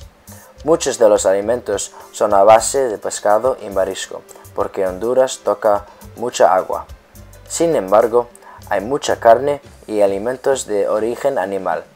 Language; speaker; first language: Spanish; non-native, learner; English